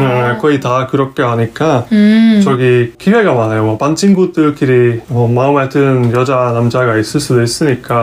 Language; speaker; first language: Korean; non-native, fluent; Hungarian